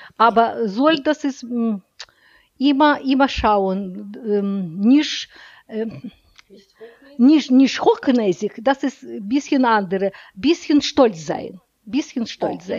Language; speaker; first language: German; non-native, learner; Russian